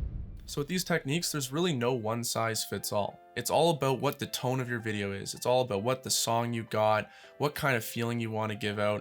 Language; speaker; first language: English; native; English